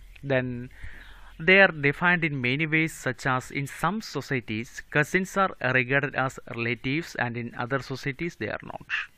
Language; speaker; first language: English; non-native, local second language; Malayalam